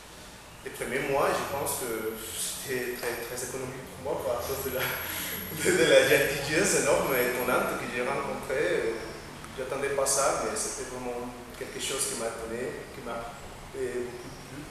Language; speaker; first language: French; non-native, fluent; Spanish